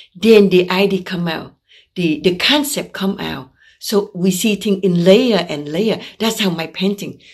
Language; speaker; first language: English; non-native, fluent; Vietnamese